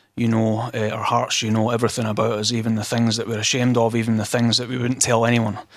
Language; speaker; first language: English; native; English